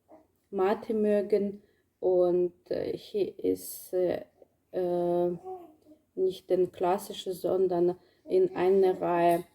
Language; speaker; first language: German; non-native, learner; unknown